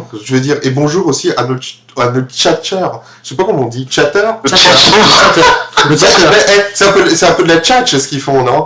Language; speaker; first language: French; native; French